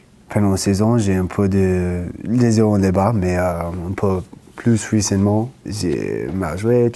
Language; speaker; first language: French; non-native, fluent; English